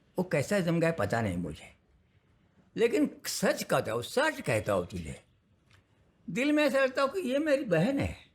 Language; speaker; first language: Hindi; non-native, local second language; Marathi